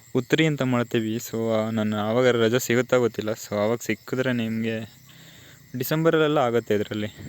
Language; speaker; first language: Kannada; native; Kannada